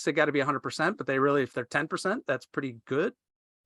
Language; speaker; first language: English; native; English